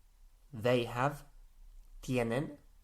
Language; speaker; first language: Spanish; non-native, fluent; English